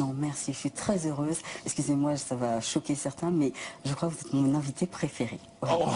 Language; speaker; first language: French; native; French